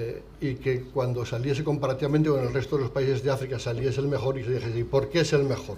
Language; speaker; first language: Spanish; native; Spanish